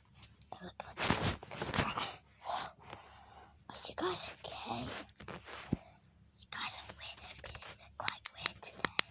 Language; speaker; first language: English; native; English